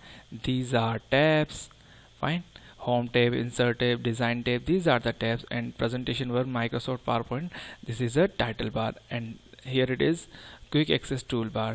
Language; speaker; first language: English; non-native, local second language; Hindi